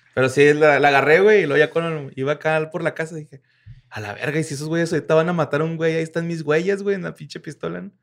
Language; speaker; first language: Spanish; native; Spanish